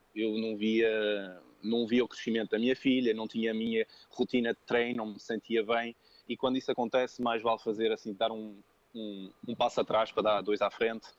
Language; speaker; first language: Portuguese; early bilingual, other home language; French